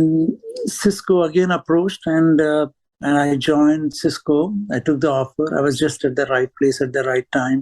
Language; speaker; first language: English; non-native, local second language; Telugu